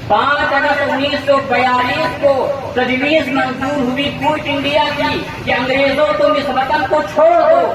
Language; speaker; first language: Urdu; native; Urdu